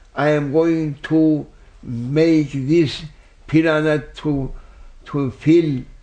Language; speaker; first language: English; non-native, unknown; Turkish